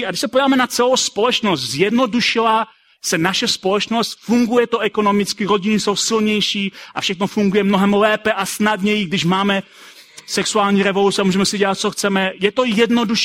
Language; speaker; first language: Czech; native; Czech